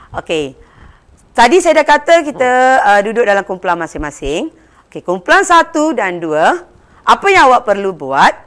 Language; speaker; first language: Malay; non-native, local second language; Tamil